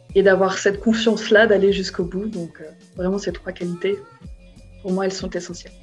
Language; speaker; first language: French; native; French